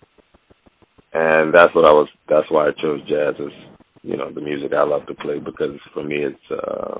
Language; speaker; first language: English; native; English